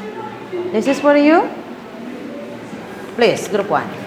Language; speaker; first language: English; non-native, fluent; Indonesian